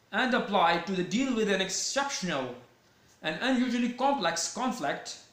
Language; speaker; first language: English; non-native, local second language; Urdu